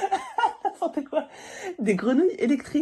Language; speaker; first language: French; native; French